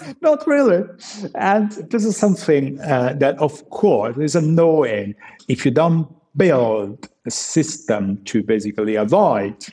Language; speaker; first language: English; non-native, fluent; Italian